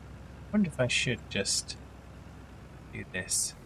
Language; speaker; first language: English; native; English